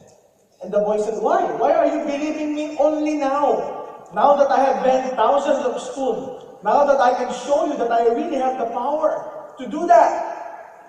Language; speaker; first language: English; non-native, local second language; Filipino